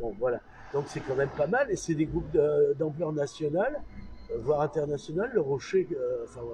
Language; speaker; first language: French; native; French